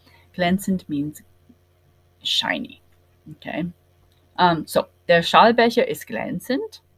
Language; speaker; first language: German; non-native, fluent; English